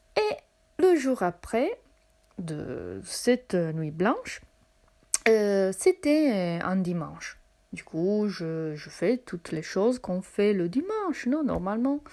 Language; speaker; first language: French; non-native, fluent; Italian